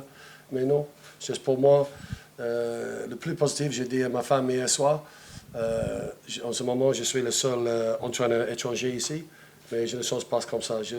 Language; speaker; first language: French; non-native, fluent; English